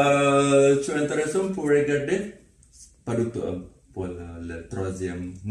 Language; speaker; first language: French; non-native, learner; Indonesian